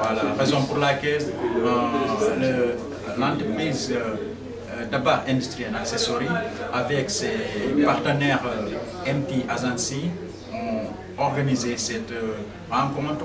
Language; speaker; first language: French; non-native, local second language; Wolof